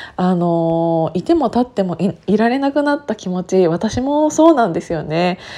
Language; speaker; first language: Japanese; native; Japanese